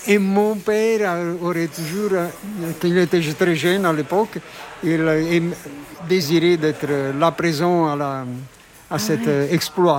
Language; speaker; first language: French; non-native, fluent; Italian